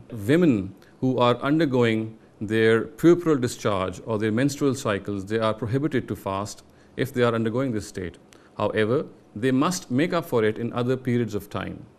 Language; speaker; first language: English; non-native, local second language; Urdu